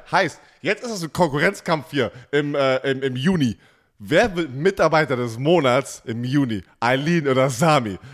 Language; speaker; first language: German; native; German